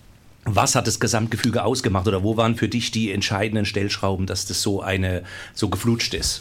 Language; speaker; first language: German; native; German